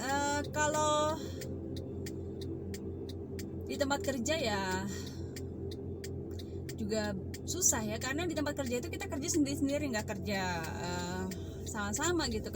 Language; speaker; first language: Indonesian; native; Indonesian